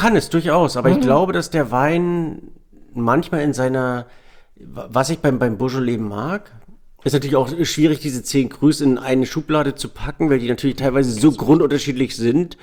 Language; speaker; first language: German; native; German